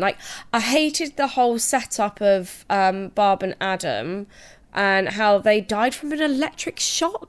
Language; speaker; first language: English; native; English